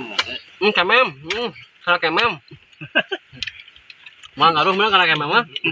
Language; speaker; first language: Indonesian; non-native, local second language; Sundanese